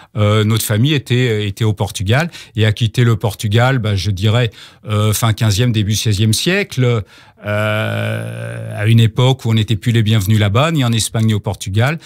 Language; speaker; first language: French; native; French